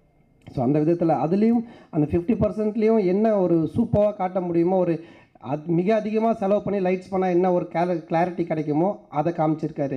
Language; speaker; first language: Tamil; native; Tamil